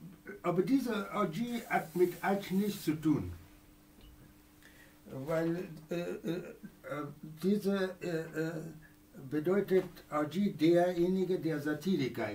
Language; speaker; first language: German; non-native, fluent; Persian